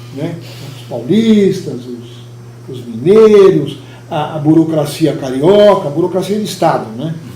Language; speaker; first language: Portuguese; native; Portuguese